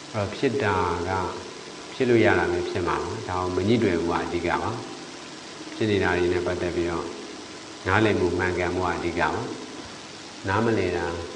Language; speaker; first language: Burmese; native; Burmese